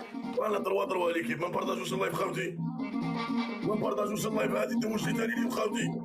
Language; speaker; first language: Arabic; native; Arabic